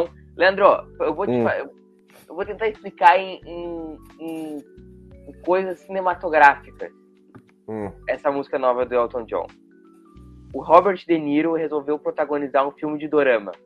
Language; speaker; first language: Portuguese; native; Portuguese